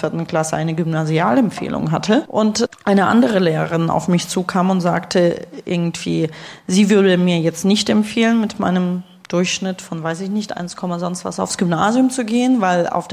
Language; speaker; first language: German; early bilingual, other home language; Russian